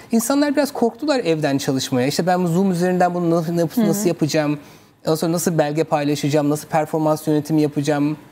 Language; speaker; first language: Turkish; native; Turkish